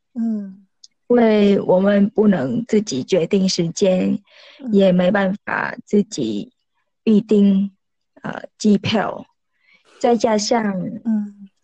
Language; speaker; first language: Chinese; non-native, fluent; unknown